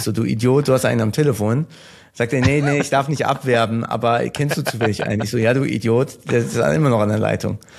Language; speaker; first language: German; early bilingual, other home language; Turkish